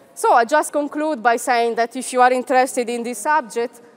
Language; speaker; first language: English; non-native, fluent; Italian